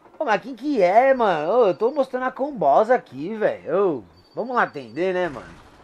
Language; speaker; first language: Portuguese; native; Portuguese